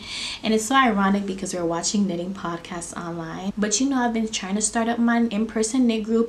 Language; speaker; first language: English; native; English